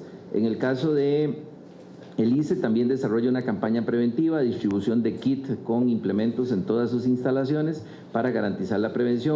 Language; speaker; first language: Spanish; native; Spanish